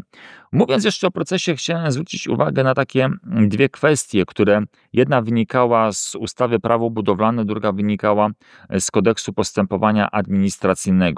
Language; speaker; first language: Polish; native; Polish